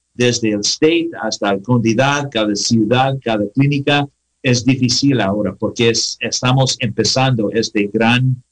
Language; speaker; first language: Spanish; non-native, learner; English